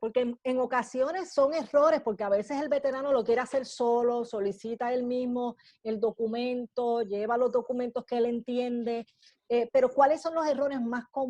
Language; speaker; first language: Spanish; native; Spanish